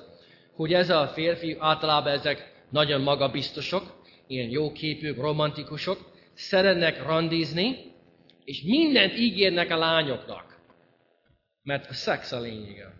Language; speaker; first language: Hungarian; non-native, fluent; English